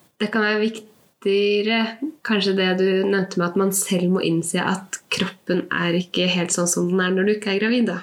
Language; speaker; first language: Norwegian; native; Norwegian